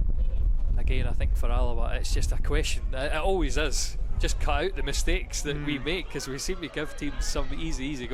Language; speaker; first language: English; native; English